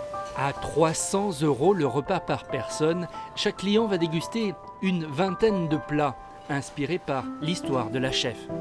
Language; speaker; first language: French; native; French